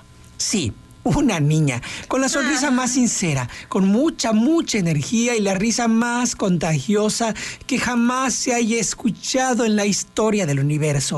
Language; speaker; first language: Spanish; native; Spanish